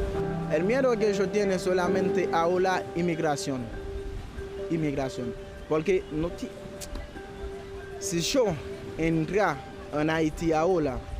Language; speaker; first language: Spanish; non-native, learner; Haitian Creole